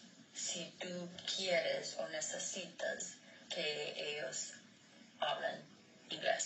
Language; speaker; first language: Spanish; non-native, learner; English